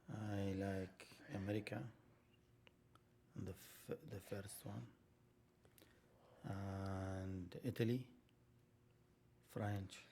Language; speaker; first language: English; non-native, learner; Arabic